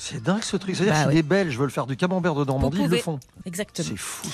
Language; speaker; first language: French; native; French